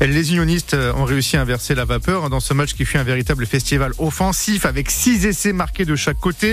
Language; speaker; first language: French; native; French